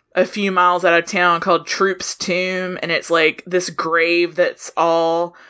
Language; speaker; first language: English; native; English